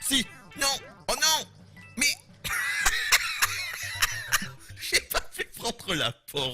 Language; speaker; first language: French; native; French